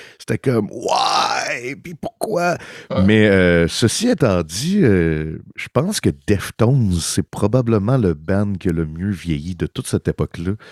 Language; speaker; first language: French; early bilingual, heritage; French